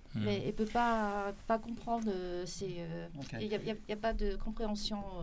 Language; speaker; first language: French; non-native, fluent; Chinese